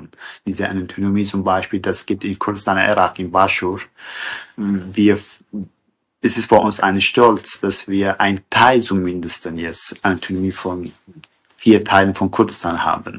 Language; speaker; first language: German; non-native, learner; Kurdish